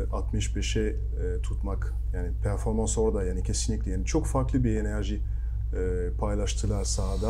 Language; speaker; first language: Turkish; non-native, fluent; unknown